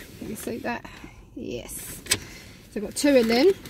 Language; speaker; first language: English; native; English